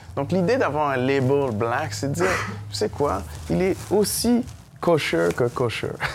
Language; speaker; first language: French; early bilingual, other home language; Haitian Creole